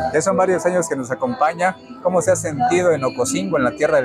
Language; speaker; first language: Spanish; native; Spanish